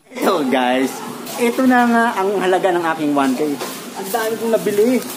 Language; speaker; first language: Filipino; native; Filipino